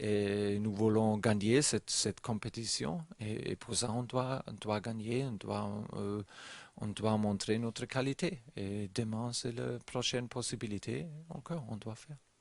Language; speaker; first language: French; non-native, learner; German